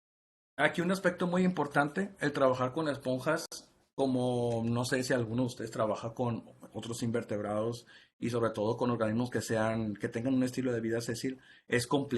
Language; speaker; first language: Spanish; native; Spanish